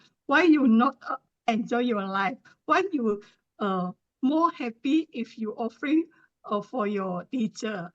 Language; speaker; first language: English; non-native, learner; Thai